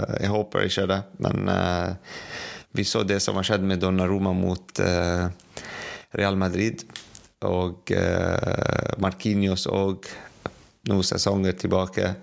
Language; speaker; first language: Norwegian; non-native, fluent; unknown